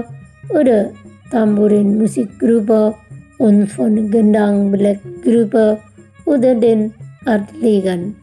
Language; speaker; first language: German; non-native, fluent; Indonesian